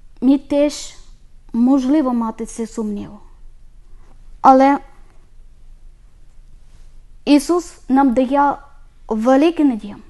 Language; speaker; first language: Ukrainian; non-native, learner; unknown